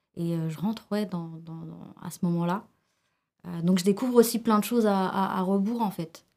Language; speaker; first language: French; early bilingual, other home language; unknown